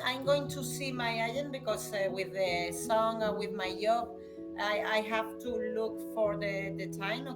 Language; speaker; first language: English; non-native, learner; Spanish